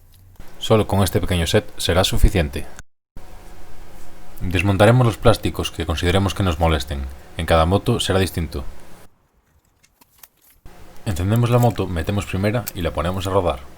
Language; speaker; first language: Spanish; native; Spanish